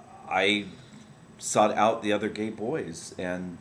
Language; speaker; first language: English; native; English